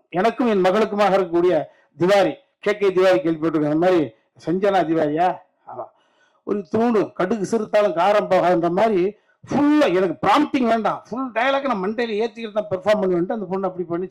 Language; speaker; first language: Tamil; native; Tamil